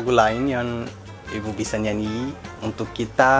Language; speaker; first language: Indonesian; non-native, fluent; Portuguese